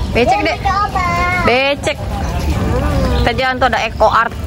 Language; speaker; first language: Indonesian; native; Indonesian